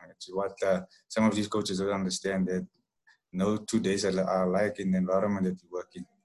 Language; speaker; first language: English; non-native, local second language; Afrikaans